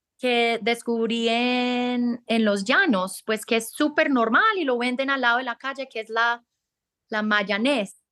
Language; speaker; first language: Spanish; native; Spanish